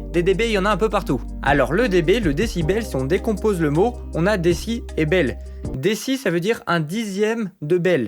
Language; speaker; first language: French; native; French